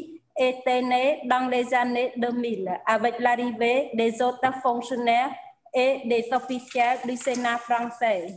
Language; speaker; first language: French; non-native, fluent; Khmer